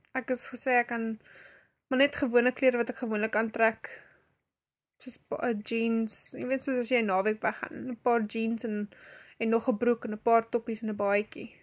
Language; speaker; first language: Afrikaans; native; Afrikaans